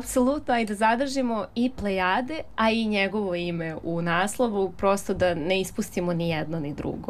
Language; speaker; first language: Serbian; native; Serbian